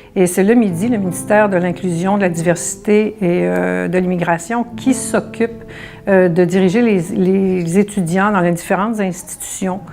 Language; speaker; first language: French; native; French